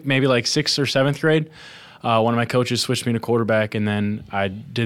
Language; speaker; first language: English; native; English